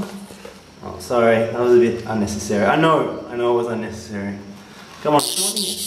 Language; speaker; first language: English; native; English